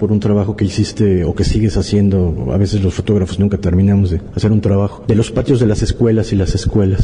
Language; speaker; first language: Spanish; native; Spanish